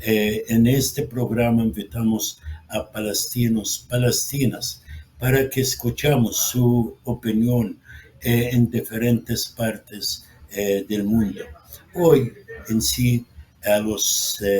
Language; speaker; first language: Spanish; non-native, fluent; Arabic